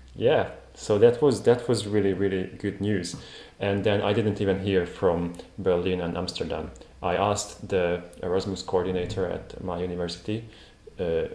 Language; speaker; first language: English; non-native, fluent; Hungarian